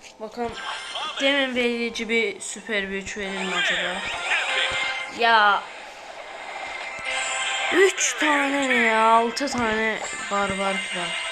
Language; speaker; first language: Turkish; native; Turkish